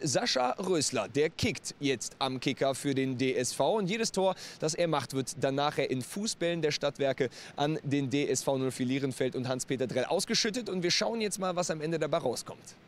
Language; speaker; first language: German; native; German